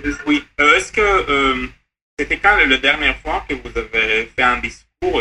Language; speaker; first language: French; non-native, fluent; Hebrew